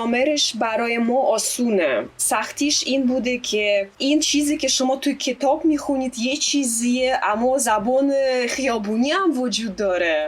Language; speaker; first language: Persian; non-native, fluent; Russian